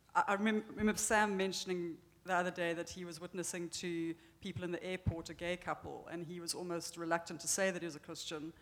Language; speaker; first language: English; native; English